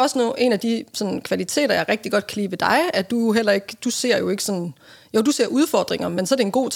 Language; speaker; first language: Danish; native; Danish